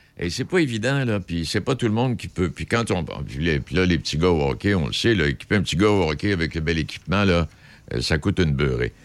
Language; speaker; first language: French; native; French